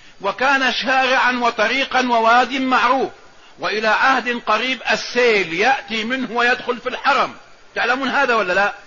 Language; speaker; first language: Arabic; native; Arabic